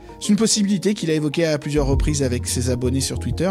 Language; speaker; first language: French; native; French